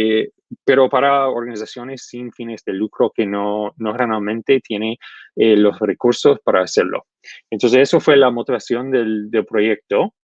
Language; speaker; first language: Spanish; non-native, fluent; English